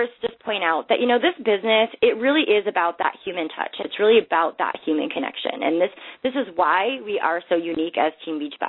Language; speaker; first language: English; native; English